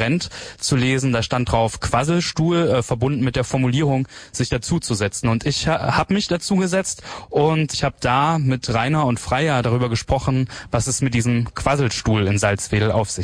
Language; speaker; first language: German; native; German